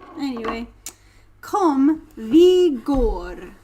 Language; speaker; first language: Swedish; non-native, learner; English